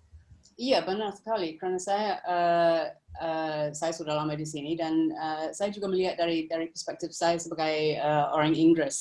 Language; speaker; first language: Indonesian; non-native, fluent; English